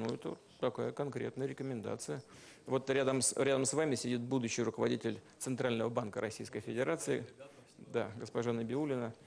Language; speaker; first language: Russian; native; Russian